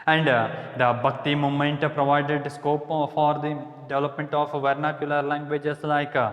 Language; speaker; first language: English; non-native, local second language; Kannada